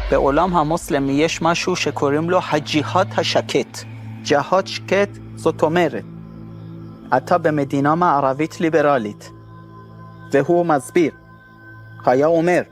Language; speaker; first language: Hebrew; non-native, fluent; Persian